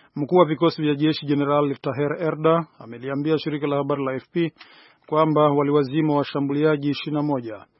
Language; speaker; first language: Swahili; non-native, local second language; Rundi